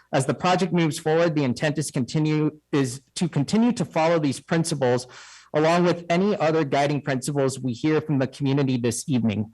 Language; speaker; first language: English; native; English